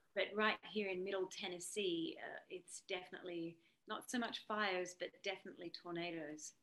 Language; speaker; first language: English; native; English